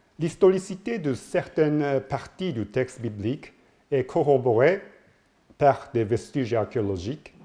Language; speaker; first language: French; non-native, learner; Japanese